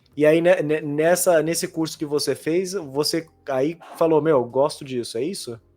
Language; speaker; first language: Portuguese; native; Portuguese